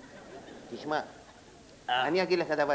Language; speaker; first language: Hebrew; native; Hebrew